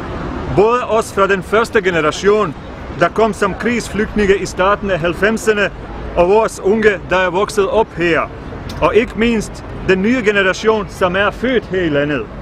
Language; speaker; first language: Danish; non-native, fluent; Bosnian